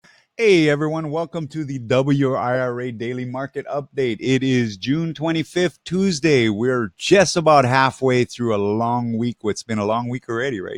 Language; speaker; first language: English; native; English